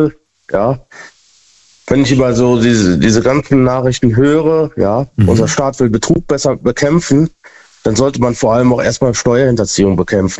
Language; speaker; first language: German; native; German